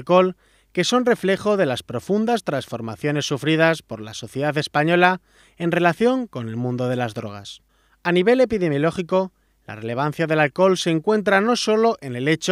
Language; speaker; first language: Spanish; native; Spanish